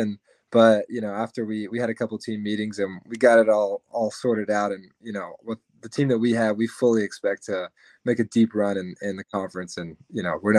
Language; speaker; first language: English; native; English